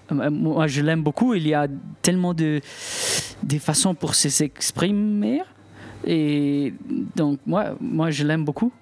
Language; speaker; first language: French; non-native, local second language; Italian